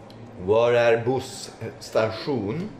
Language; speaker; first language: Swedish; non-native, learner; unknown